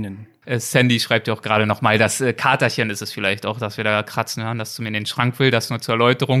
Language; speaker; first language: German; native; German